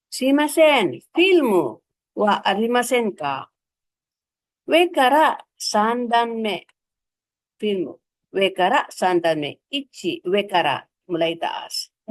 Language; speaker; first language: Japanese; non-native, fluent; Filipino